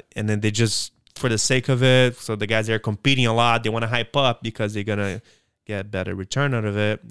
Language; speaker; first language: English; non-native, fluent; Portuguese